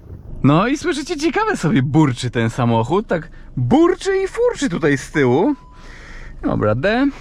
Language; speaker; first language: Polish; native; Polish